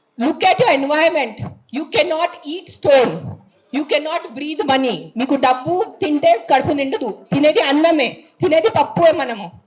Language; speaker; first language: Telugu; non-native, fluent; Marathi